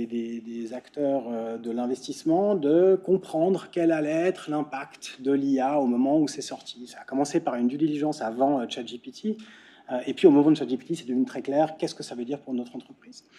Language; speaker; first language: French; native; French